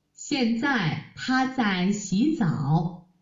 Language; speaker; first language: Chinese; non-native, learner; Vietnamese